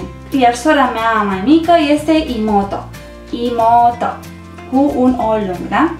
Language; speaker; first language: Romanian; native; Romanian